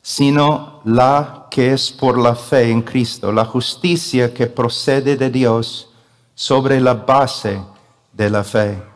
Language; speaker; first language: Spanish; non-native, fluent; English